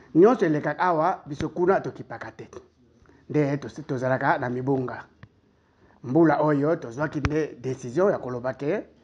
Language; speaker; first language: Lingala; non-native, local second language; Kituba (Democratic Republic of Congo)